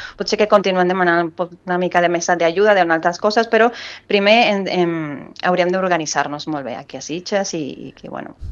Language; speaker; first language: Catalan; non-native, fluent; Spanish